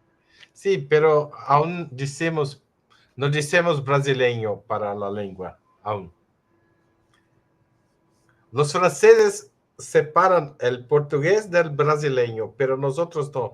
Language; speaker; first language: Spanish; non-native, fluent; Portuguese